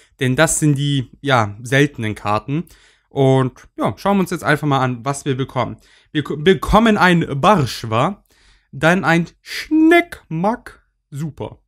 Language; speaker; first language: German; native; German